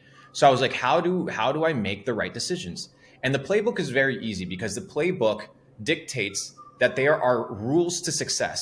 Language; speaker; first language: English; non-native, fluent; Spanish